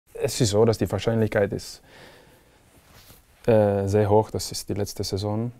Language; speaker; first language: German; non-native, fluent; Czech